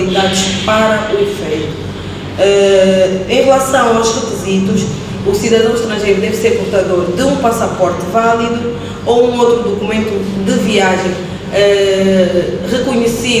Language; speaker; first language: Portuguese; native; Portuguese